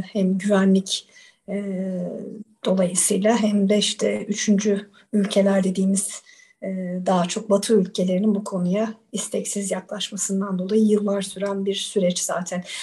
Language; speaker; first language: Turkish; native; Turkish